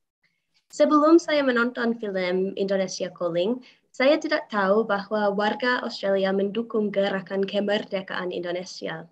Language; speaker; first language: Indonesian; non-native, fluent; English